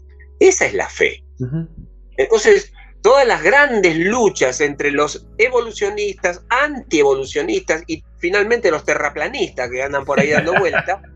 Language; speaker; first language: Spanish; native; Spanish